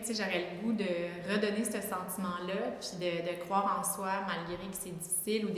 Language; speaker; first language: French; native; French